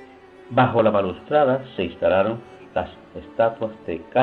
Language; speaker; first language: Spanish; native; Spanish